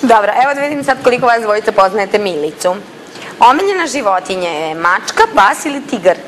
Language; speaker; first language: Croatian; native; Croatian